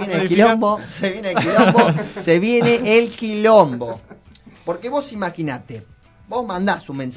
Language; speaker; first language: Spanish; native; Spanish